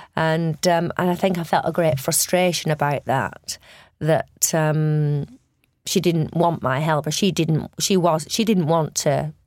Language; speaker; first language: English; native; English